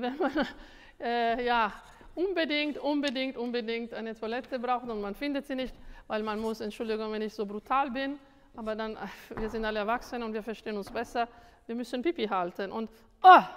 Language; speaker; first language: German; non-native, fluent; Italian